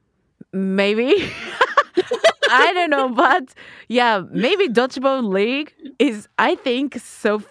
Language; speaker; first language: English; non-native, learner; Japanese